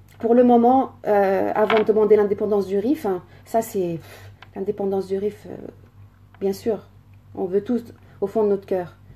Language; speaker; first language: French; early bilingual, other home language; Riffian